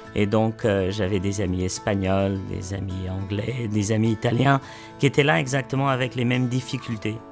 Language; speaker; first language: French; non-native, fluent; Portuguese